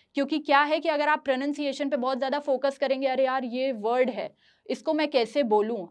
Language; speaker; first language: Hindi; native; Hindi